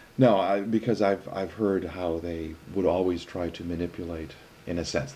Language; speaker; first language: English; native; English